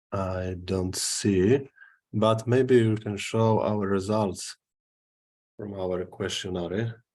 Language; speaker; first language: English; non-native, fluent; Polish